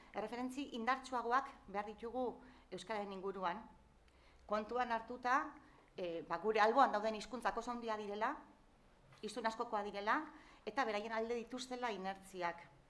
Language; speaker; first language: Basque; native; Basque